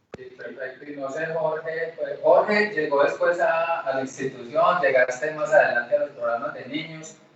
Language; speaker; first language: Spanish; native; Spanish